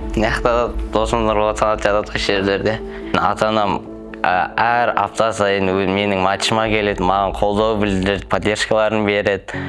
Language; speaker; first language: Kazakh; native; Kazakh